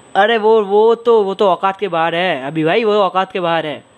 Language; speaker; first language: Hindi; non-native, local second language; Bangla